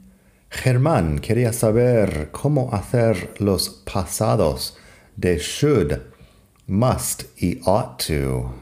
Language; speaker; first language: Spanish; non-native, fluent; English